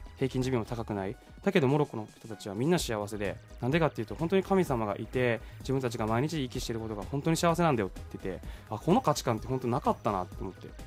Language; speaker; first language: Japanese; native; Japanese